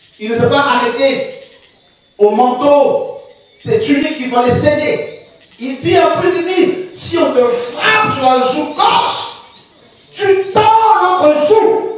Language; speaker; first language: French; non-native, local second language; Lingala